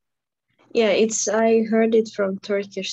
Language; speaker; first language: English; non-native, fluent; Ukrainian